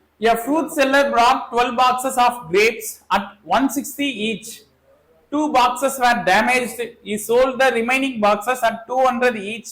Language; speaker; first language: English; non-native, local second language; Tamil